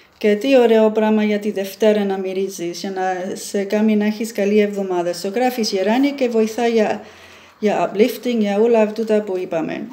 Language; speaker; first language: Greek; early bilingual, heritage; Greek